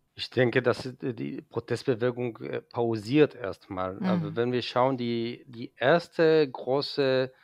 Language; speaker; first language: German; non-native, fluent; Hebrew